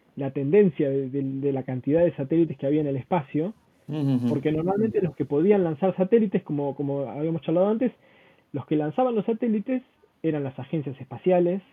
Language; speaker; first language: Spanish; native; Spanish